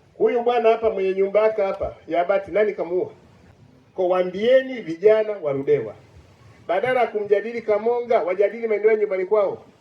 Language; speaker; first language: Swahili; native; Swahili